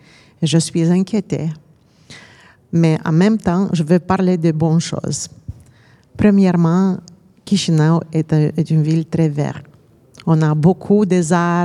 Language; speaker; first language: French; non-native, fluent; Romanian